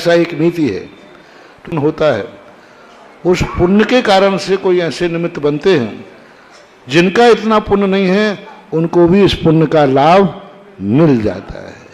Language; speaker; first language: Hindi; native; Hindi